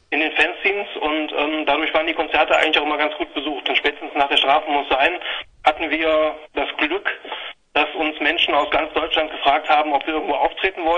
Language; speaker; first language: German; native; German